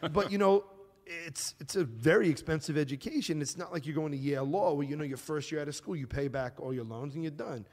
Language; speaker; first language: English; native; English